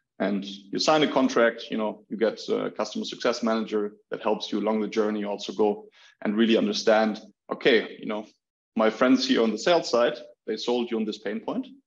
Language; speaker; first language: English; non-native, fluent; German